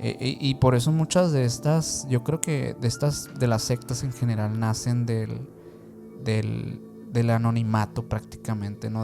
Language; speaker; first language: Spanish; native; Spanish